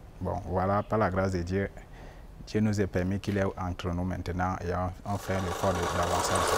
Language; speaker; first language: French; native; French